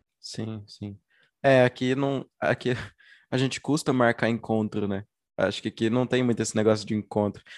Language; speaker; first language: Portuguese; native; Portuguese